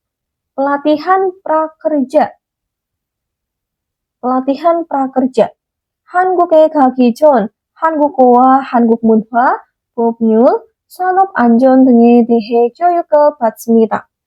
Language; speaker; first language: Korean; non-native, fluent; Indonesian